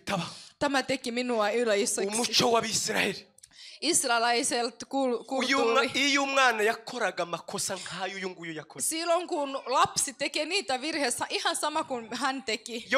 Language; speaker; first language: Finnish; non-native, fluent; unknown